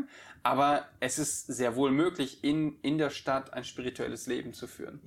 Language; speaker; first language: German; native; German